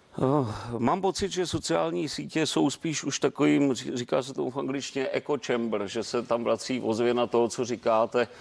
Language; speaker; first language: Czech; native; Czech